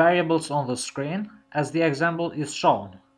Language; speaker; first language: English; non-native, fluent; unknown